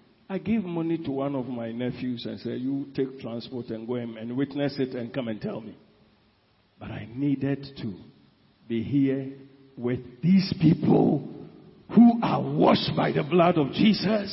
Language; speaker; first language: English; non-native, local second language; Akan